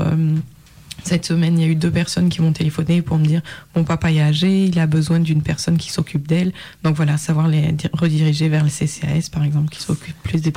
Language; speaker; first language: French; native; French